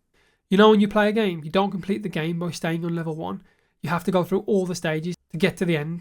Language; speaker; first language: English; native; English